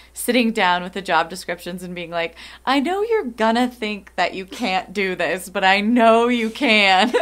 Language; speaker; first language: English; native; English